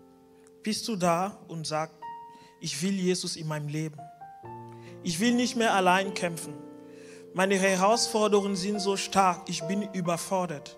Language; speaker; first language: German; non-native, fluent; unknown